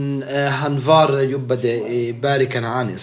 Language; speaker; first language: Swedish; non-native, local second language; Arabic